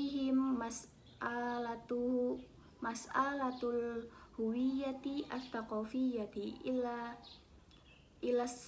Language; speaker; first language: Arabic; non-native, learner; Indonesian